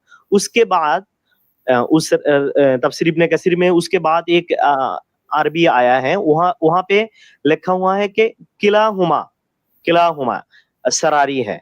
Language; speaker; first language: Hindi; non-native, learner; Bangla